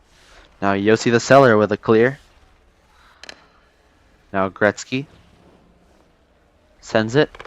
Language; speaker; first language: English; native; English